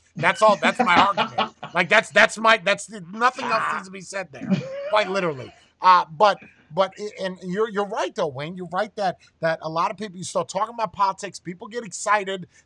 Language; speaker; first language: English; native; English